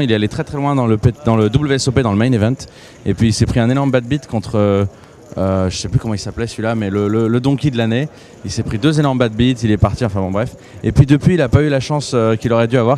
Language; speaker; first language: French; native; French